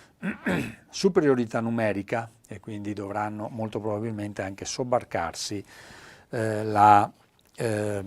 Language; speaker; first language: Italian; native; Italian